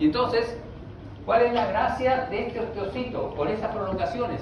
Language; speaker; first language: Spanish; native; Spanish